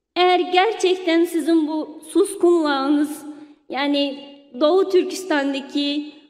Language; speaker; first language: Turkish; non-native, fluent; Uyghur